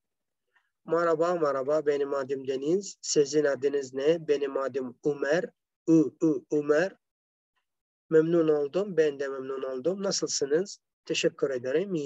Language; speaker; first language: Turkish; non-native, fluent; Arabic